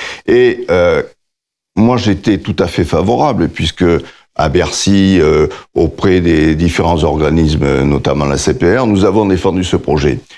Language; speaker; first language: French; native; French